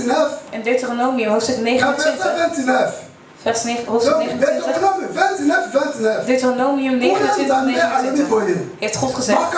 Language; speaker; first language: Dutch; non-native, fluent; Lingala